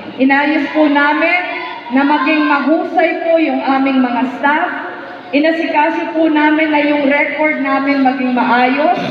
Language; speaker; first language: Filipino; non-native, local second language; Bikol